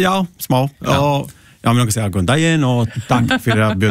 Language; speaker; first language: Icelandic; non-native, learner; Italian